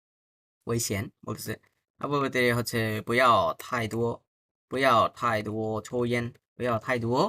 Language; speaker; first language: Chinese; non-native, fluent; Bangla